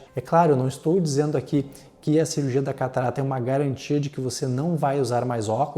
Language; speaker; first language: Portuguese; native; Portuguese